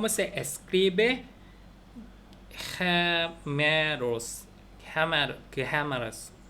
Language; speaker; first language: Spanish; non-native, learner; Korean